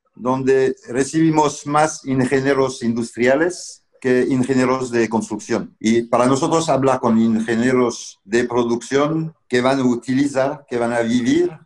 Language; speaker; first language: Spanish; non-native, fluent; French